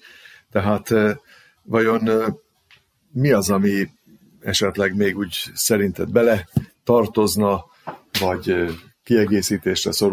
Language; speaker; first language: Hungarian; native; Hungarian